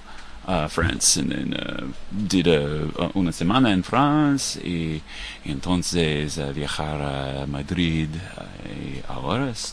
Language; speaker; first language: Spanish; non-native, learner; English